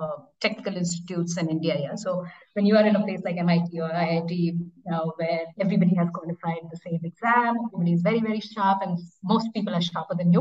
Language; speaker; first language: English; non-native, local second language; Bangla